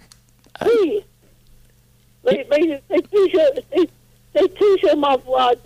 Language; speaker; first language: French; non-native, fluent; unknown